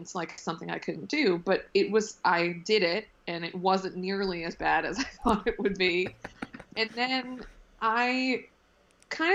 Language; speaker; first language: English; native; English